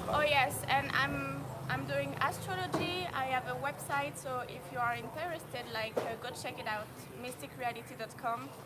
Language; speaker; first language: English; non-native, fluent; French